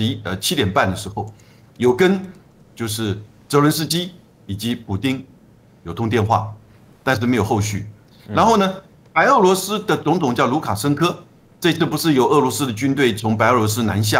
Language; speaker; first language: Chinese; native; Chinese